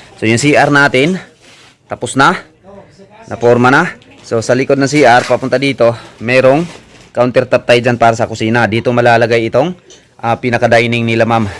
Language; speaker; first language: Filipino; non-native, local second language; Cebuano